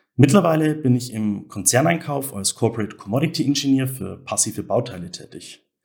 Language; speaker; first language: German; native; German